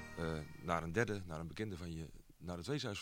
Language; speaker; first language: Dutch; native; Dutch